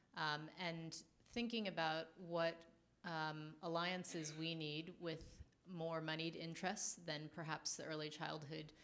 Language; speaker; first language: English; native; English